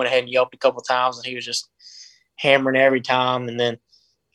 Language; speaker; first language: English; native; English